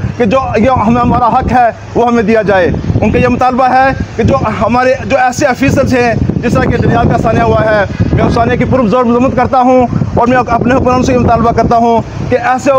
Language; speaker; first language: Urdu; non-native, local second language; Pahari-Potwari